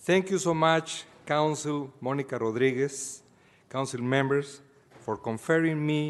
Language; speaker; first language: English; non-native, fluent; Spanish